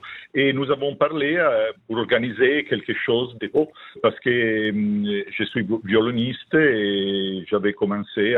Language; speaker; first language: French; non-native, fluent; Italian